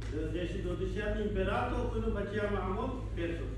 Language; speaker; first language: Italian; non-native, learner; Bangla